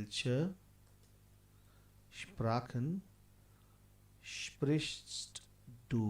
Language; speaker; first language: German; non-native, fluent; Hindi